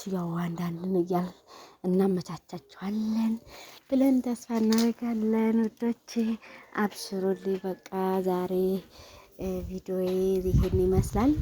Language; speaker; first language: Amharic; native; Amharic